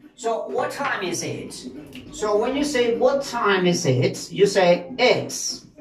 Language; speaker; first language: English; non-native, fluent; Spanish